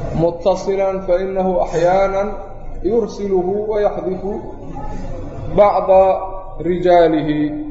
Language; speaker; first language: Arabic; non-native, local second language; Somali